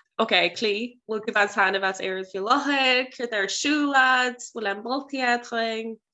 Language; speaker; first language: Irish; native; Irish